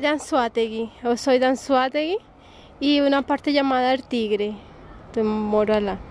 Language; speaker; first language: Portuguese; non-native, learner; Spanish